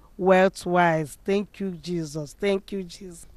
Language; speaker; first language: English; non-native, local second language; Igbo